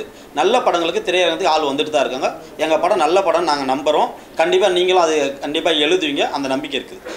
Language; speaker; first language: Tamil; native; Tamil